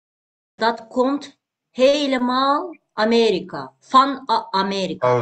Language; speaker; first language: Dutch; non-native, learner; Turkish